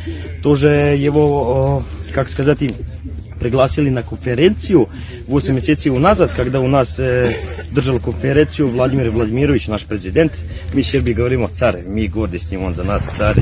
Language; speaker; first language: Russian; non-native, learner; Serbian